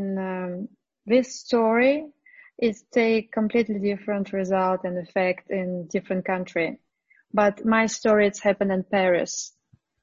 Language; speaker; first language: English; non-native, fluent; Russian